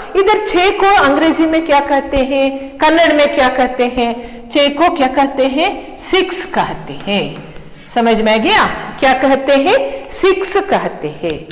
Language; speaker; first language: Hindi; non-native, local second language; Kannada